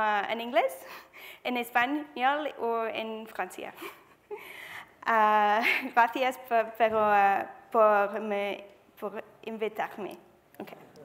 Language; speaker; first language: Spanish; non-native, learner; English